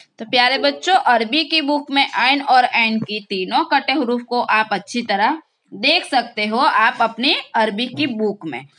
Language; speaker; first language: Hindi; non-native, local second language; Gujarati